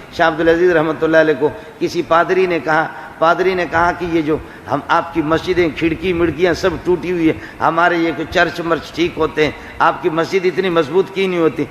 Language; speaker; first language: Urdu; non-native, local second language; Baluchi